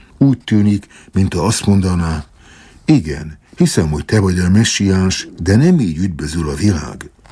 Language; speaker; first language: Hungarian; native; Hungarian